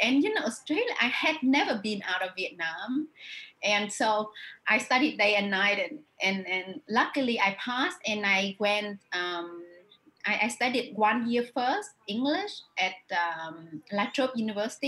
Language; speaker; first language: English; non-native, fluent; Vietnamese